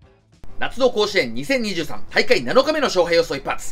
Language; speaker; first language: Japanese; native; Japanese